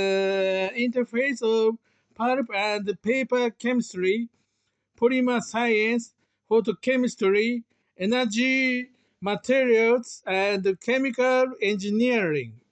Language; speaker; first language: English; non-native, learner; Japanese